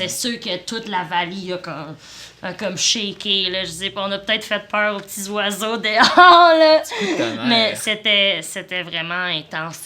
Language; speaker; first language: French; native; French